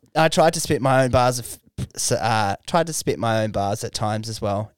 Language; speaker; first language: English; native; English